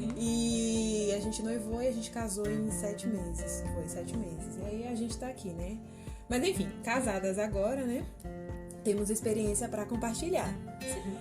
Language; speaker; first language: Portuguese; native; Portuguese